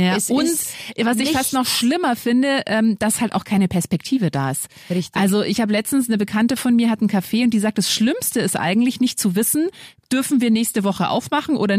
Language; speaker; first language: German; native; German